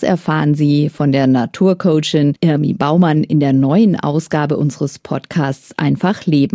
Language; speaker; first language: German; native; German